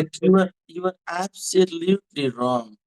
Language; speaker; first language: English; non-native, fluent; Hindi